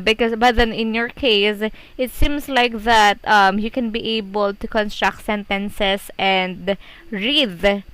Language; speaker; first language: English; non-native, fluent; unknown